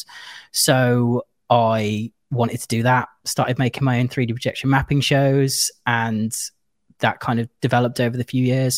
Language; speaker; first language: English; native; English